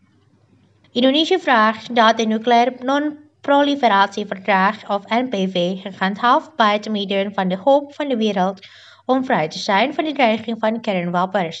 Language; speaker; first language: Dutch; non-native, learner; Indonesian